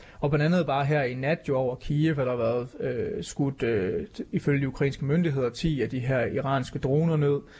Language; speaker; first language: Danish; native; Danish